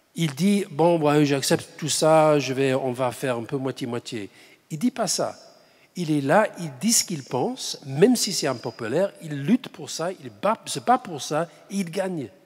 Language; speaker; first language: French; non-native, fluent; English